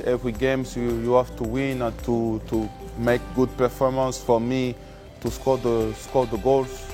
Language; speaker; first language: English; non-native, learner; French